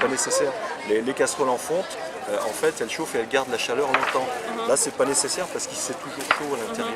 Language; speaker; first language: French; native; French